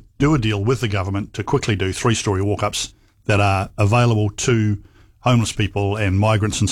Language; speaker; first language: English; native; English